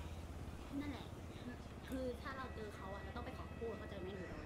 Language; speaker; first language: Thai; native; Thai